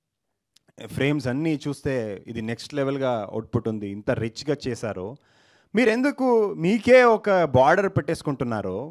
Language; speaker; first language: Telugu; non-native, learner; Kannada